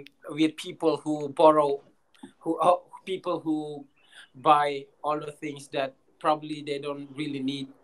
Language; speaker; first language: English; non-native, learner; Indonesian